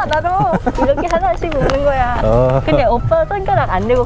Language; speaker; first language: Korean; non-native, learner; Thai